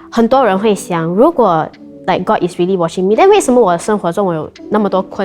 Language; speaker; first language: Chinese; non-native, local second language; English